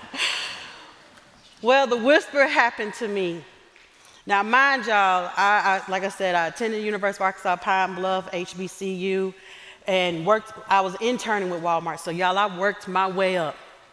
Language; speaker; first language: English; native; English